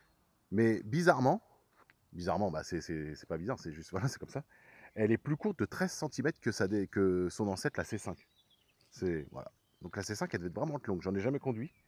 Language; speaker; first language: French; native; French